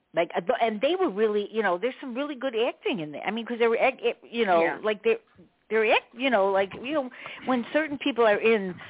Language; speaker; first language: English; native; English